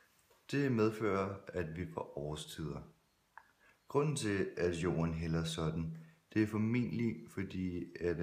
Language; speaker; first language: Danish; native; Danish